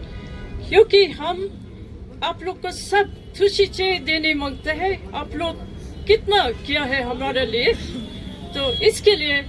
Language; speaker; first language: Hindi; non-native, learner; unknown